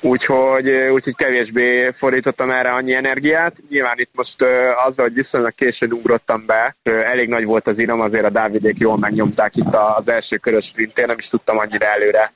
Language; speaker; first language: Hungarian; native; Hungarian